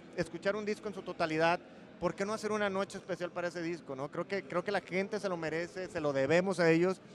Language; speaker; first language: Spanish; native; Spanish